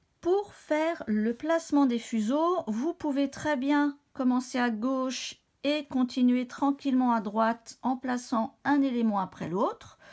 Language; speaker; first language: French; native; French